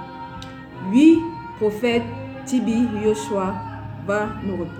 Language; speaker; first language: French; non-native, local second language; Basaa